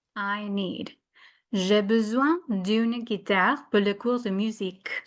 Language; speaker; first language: French; non-native, fluent; English